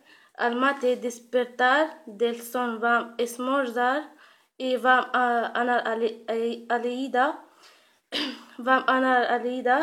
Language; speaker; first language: Catalan; non-native, learner; Arabic